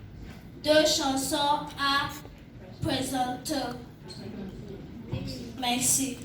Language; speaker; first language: French; non-native, learner; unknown